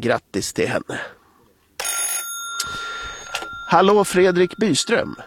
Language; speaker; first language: Swedish; native; Swedish